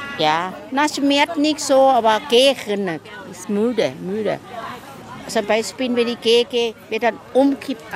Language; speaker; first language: German; non-native, learner; Thai